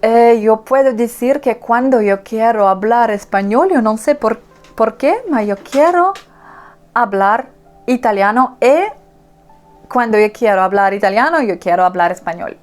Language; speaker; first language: Spanish; non-native, learner; Russian